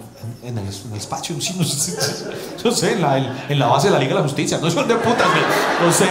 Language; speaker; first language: Spanish; native; Spanish